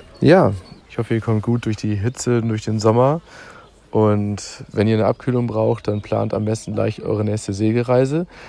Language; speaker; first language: German; native; German